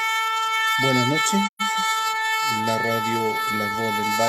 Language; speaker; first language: Spanish; native; Spanish